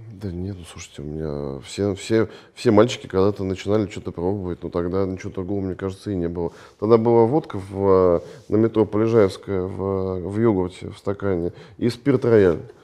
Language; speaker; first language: Russian; native; Russian